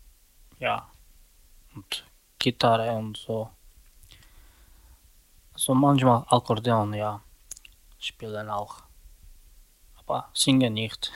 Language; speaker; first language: German; non-native, learner; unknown